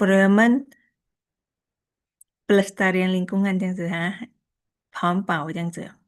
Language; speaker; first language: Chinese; early bilingual, heritage; Chinese